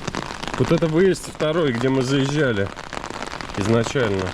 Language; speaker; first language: Russian; native; Russian